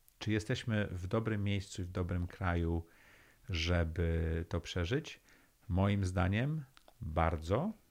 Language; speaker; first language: Polish; early bilingual, heritage; Polish